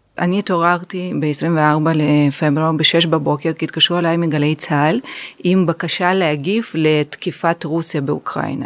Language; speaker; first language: Hebrew; non-native, fluent; Russian